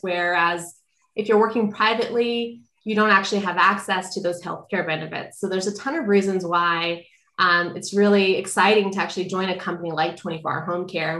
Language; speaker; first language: English; native; English